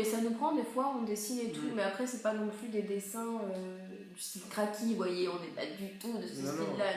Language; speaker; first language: French; native; French